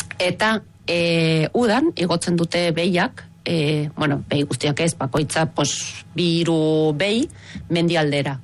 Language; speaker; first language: Basque; non-native, fluent; Swiss German